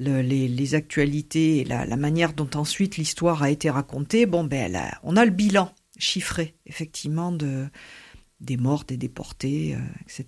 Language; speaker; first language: French; native; French